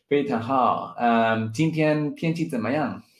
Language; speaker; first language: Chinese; non-native, learner; Spanish